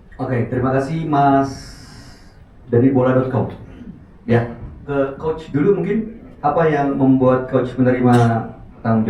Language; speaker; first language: Indonesian; native; Indonesian